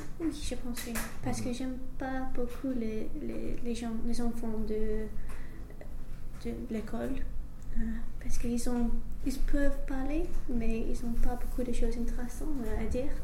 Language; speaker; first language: French; non-native, learner; English